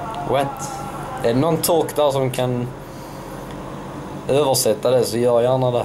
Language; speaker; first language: Swedish; native; Swedish